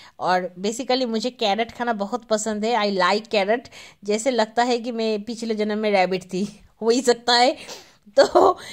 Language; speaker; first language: Hindi; non-native, local second language; Bangla